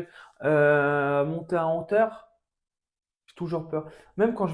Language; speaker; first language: French; native; French